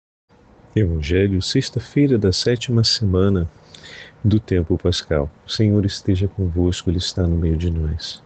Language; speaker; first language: Portuguese; native; Portuguese